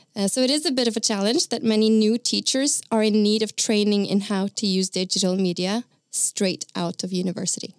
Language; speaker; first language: English; non-native, fluent; Norwegian